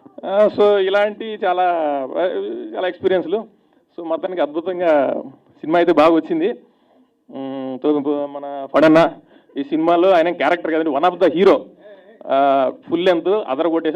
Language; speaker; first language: Telugu; native; Telugu